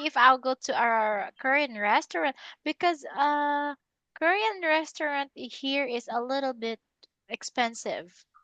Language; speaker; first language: English; non-native, local second language; Filipino